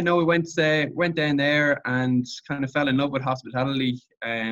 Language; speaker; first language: English; native; English